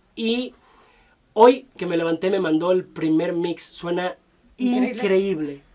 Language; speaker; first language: Spanish; native; Spanish